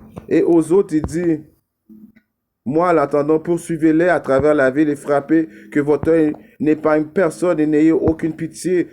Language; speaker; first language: French; native; French